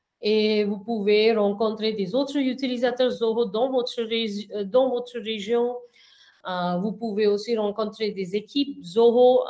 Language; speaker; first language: French; non-native, fluent; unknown